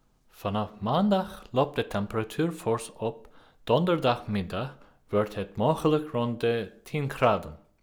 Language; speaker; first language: Dutch; non-native, learner; Turkish